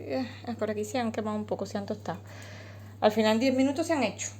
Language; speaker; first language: Spanish; native; Spanish